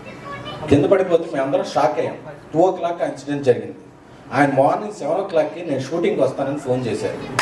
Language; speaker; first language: Telugu; native; Telugu